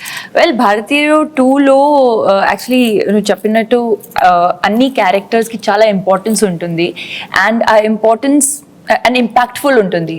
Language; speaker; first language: Telugu; non-native, local second language; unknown